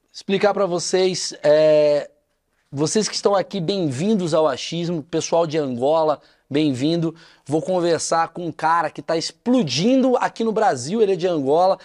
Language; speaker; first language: Portuguese; native; Portuguese